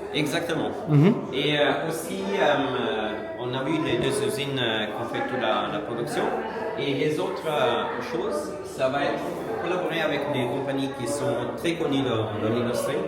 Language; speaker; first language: French; non-native, learner; Italian